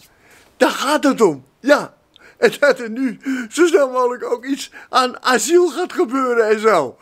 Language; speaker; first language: Dutch; native; Dutch